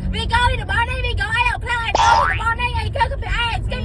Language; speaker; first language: English; non-native, learner; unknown